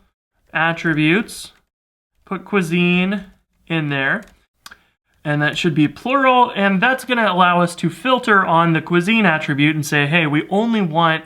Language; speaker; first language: English; native; English